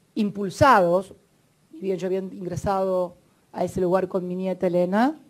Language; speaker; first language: Spanish; native; Spanish